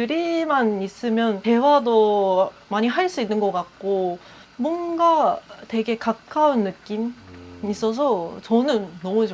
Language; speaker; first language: Korean; non-native, fluent; Japanese